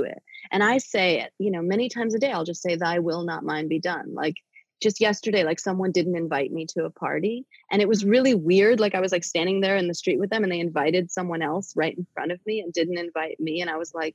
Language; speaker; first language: English; native; English